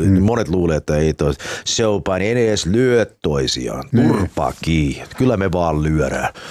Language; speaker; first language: Finnish; early bilingual, heritage; Finnish